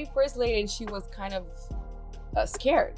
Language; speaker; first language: English; non-native, fluent; Portuguese